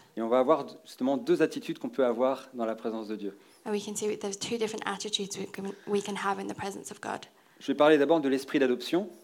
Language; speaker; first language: French; native; French